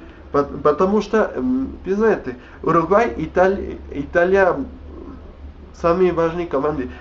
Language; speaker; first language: Russian; non-native, learner; Spanish